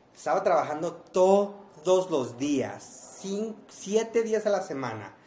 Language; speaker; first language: Spanish; early bilingual, heritage; Spanish